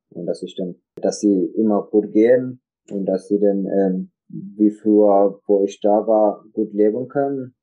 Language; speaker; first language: German; non-native, learner; Tigrinya